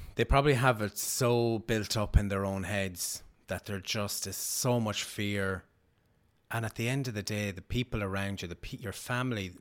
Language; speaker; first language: English; native; English